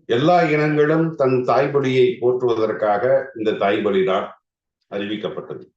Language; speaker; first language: Tamil; native; Tamil